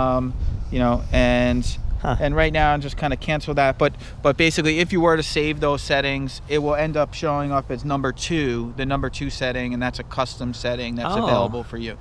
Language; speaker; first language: English; native; English